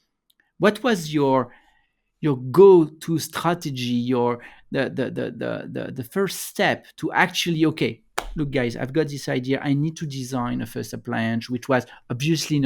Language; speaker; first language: English; non-native, fluent; French